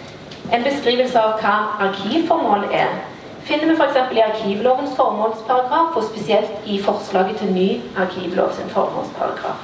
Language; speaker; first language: Norwegian; native; Norwegian